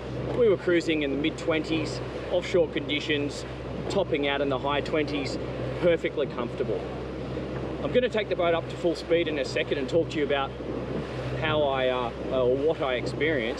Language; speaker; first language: English; native; English